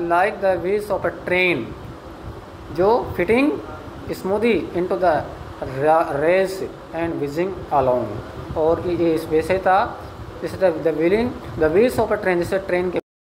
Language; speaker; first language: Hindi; native; Hindi